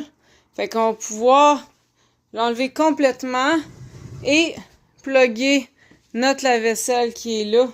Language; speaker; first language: French; native; French